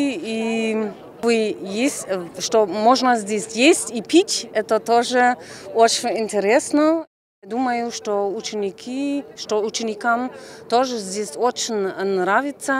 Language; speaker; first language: Russian; non-native, fluent; German